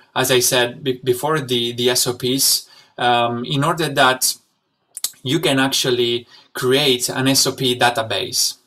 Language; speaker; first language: English; non-native, fluent; Italian